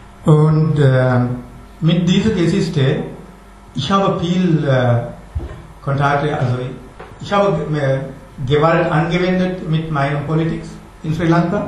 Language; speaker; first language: German; non-native, learner; Sinhala